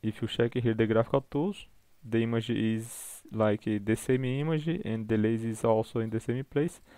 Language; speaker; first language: English; non-native, fluent; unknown